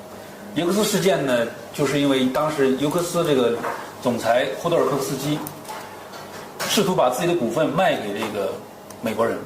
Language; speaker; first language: Chinese; native; Chinese